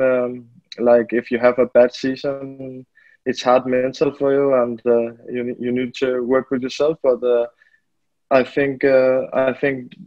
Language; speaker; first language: English; non-native, fluent; Danish